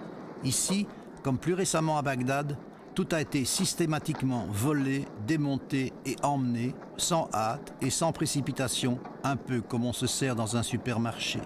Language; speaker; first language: French; native; French